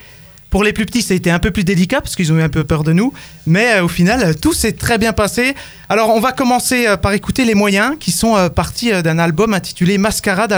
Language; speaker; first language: French; native; French